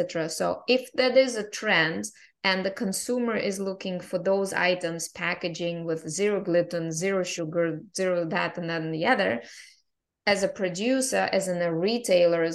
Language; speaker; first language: English; non-native, fluent; Russian